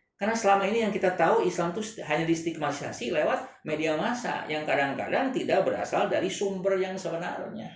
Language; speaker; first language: Indonesian; non-native, local second language; Chinese